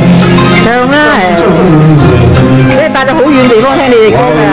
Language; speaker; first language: Cantonese; native; Cantonese